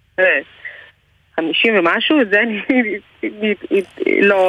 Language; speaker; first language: Hebrew; non-native, fluent; Russian